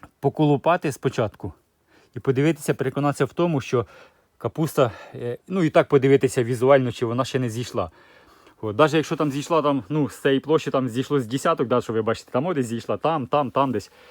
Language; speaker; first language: Ukrainian; native; Ukrainian